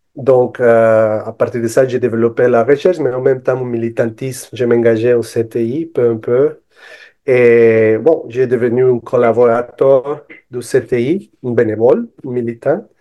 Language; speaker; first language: French; non-native, fluent; Spanish